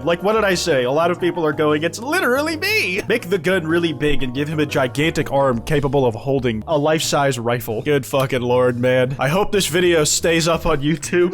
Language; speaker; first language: English; native; English